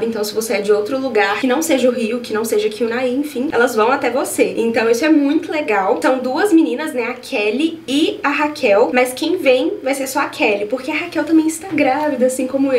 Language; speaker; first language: Portuguese; native; Portuguese